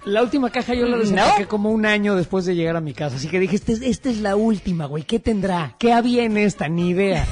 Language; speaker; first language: Spanish; native; Spanish